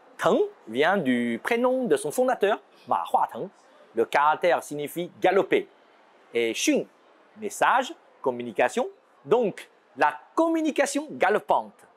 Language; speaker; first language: French; non-native, fluent; Chinese